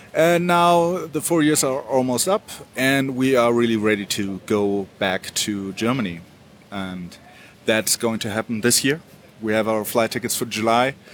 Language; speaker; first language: English; non-native, fluent; German